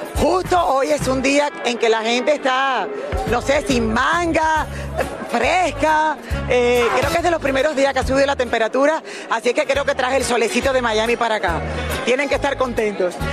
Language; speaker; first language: Spanish; native; Spanish